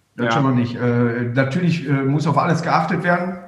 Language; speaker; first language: German; native; German